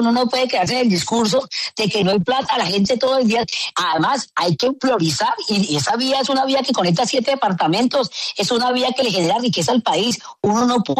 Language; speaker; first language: Spanish; native; Spanish